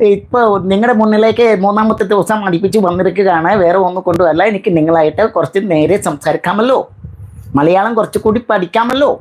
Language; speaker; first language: Malayalam; non-native, learner; Bangla